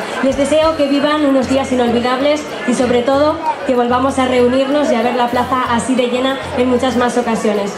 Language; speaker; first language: Spanish; native; Spanish